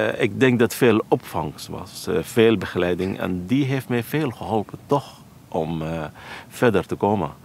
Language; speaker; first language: Dutch; non-native, fluent; Arabic